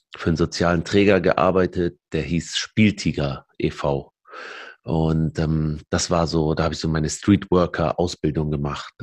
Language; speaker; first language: German; early bilingual, other home language; Arabic